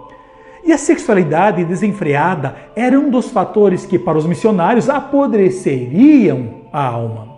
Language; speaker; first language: Portuguese; native; Portuguese